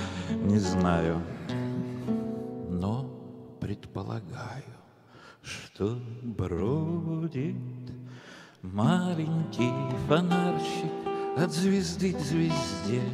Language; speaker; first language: Russian; native; Russian